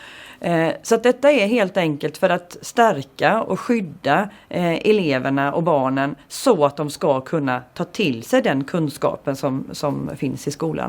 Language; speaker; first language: Swedish; native; Swedish